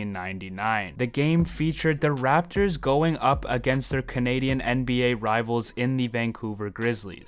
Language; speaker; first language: English; native; English